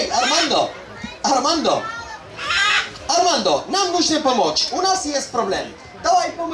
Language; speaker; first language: Russian; non-native, learner; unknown